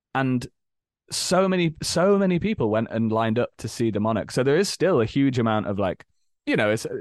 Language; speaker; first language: English; native; English